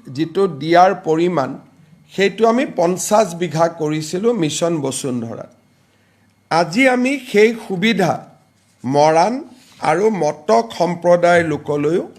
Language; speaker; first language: Assamese; native; Assamese